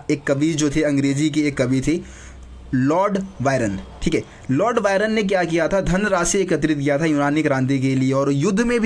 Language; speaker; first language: Hindi; native; Hindi